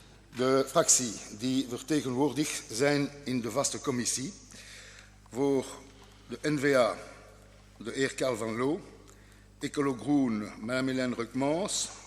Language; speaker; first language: Dutch; non-native, local second language; French